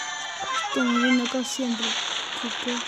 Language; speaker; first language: Spanish; native; Spanish